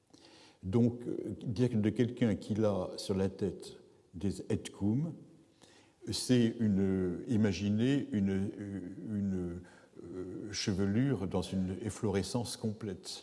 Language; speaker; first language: French; native; French